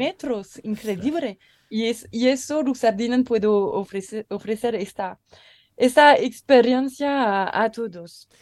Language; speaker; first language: Spanish; non-native, learner; French